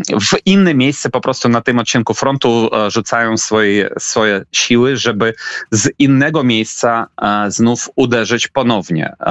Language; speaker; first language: Polish; non-native, fluent; Ukrainian